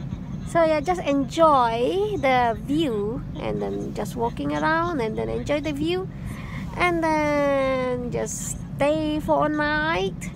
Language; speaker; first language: English; non-native, fluent; Indonesian